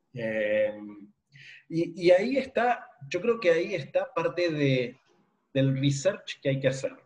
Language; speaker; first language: Spanish; native; Spanish